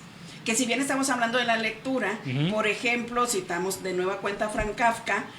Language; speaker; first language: Spanish; native; Spanish